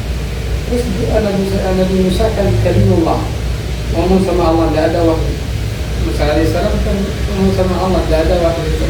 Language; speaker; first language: Indonesian; non-native, learner; Arabic